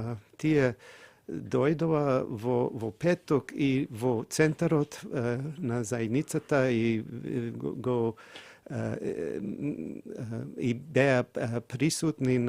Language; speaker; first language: Macedonian; non-native, fluent; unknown